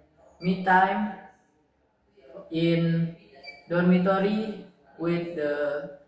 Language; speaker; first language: English; non-native, learner; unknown